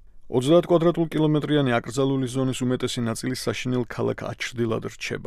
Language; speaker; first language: Georgian; native; Georgian